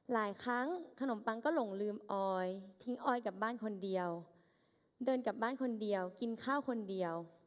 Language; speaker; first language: Thai; native; Thai